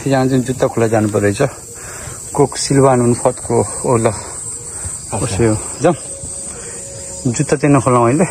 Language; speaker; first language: Nepali; native; Nepali